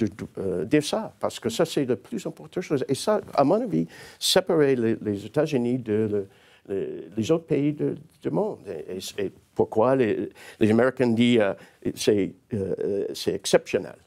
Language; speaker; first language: French; non-native, learner; English